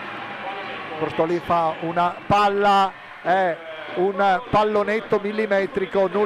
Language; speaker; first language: Italian; native; Italian